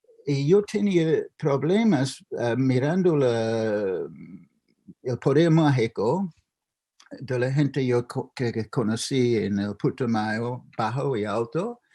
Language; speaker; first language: Spanish; non-native, fluent; English